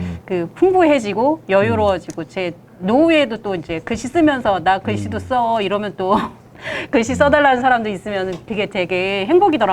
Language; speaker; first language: Korean; native; Korean